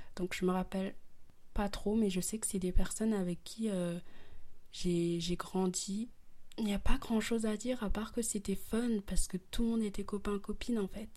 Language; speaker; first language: French; early bilingual, other home language; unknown